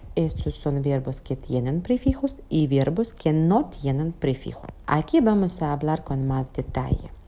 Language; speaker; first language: Spanish; non-native, fluent; Russian